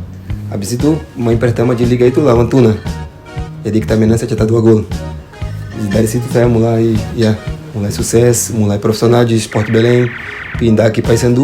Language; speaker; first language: Indonesian; non-native, fluent; Portuguese